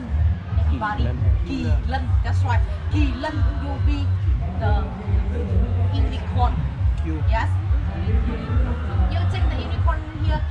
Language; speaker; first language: English; non-native, learner; Vietnamese